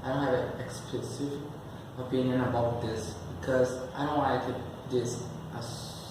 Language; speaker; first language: English; non-native, learner; Portuguese